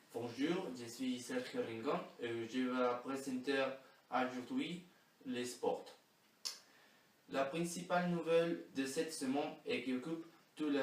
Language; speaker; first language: French; non-native, learner; Spanish